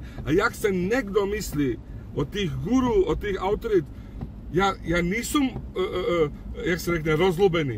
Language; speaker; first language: Czech; non-native, fluent; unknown